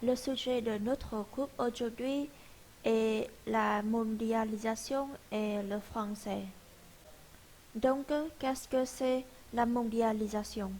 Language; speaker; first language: French; non-native, learner; Vietnamese